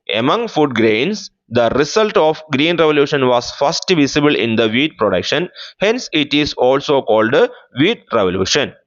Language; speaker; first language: English; non-native, local second language; Malayalam